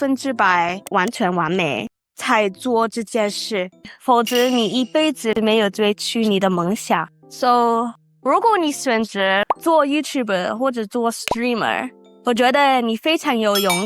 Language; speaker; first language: Chinese; non-native, learner; English